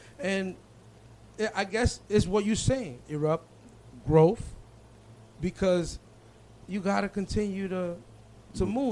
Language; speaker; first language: English; native; English